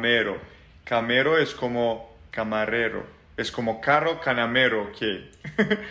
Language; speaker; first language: Spanish; non-native, learner; Serbian